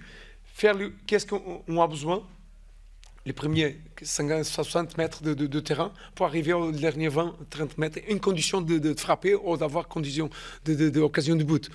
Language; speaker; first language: French; non-native, fluent; Portuguese